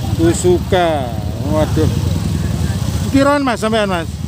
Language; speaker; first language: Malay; non-native, local second language; Javanese